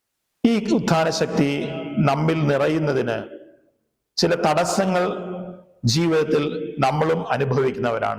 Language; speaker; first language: Malayalam; native; Malayalam